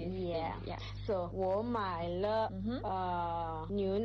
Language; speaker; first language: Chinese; non-native, learner; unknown